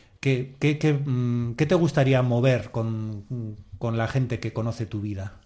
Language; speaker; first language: Spanish; native; Spanish